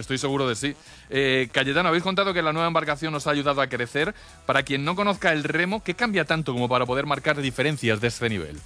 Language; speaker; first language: Spanish; native; Spanish